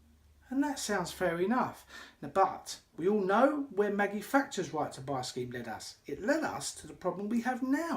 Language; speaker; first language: English; native; English